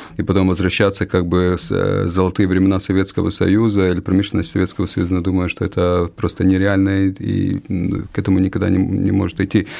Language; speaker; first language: Russian; non-native, local second language; Latvian